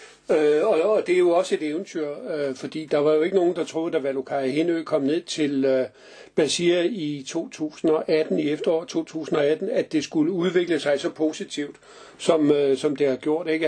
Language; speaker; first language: Danish; native; Danish